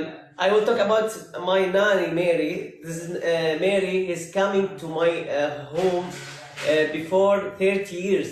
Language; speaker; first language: English; non-native, learner; Arabic